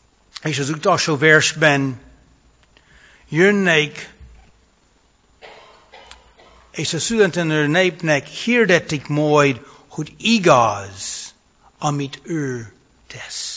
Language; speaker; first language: Hungarian; non-native, fluent; English